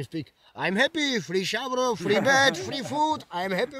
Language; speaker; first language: English; non-native, learner; Slovak